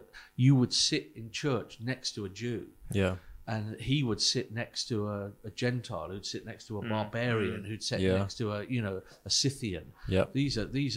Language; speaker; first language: English; native; English